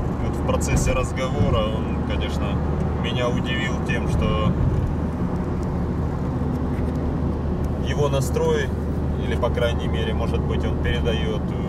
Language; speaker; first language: Russian; native; Russian